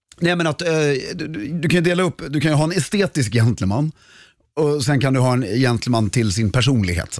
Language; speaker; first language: Swedish; native; Swedish